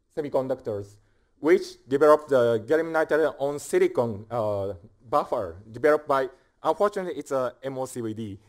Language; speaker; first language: English; non-native, fluent; Japanese